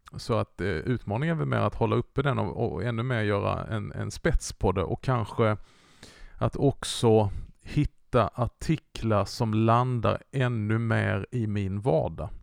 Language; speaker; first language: Swedish; native; Swedish